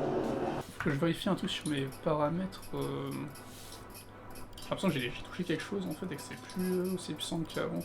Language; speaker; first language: French; native; French